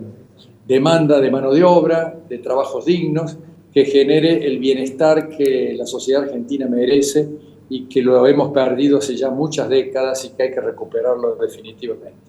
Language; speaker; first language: Spanish; native; Spanish